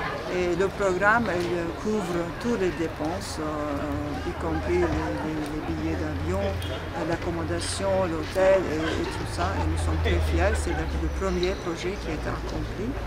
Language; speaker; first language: French; non-native, fluent; Turkish